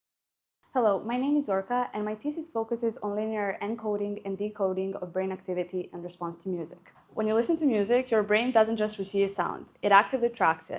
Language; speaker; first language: English; non-native, fluent; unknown